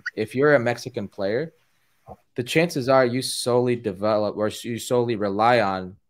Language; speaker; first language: English; early bilingual, other home language; Spanish